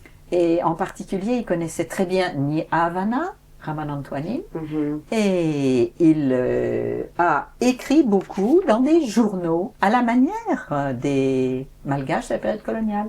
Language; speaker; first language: French; native; French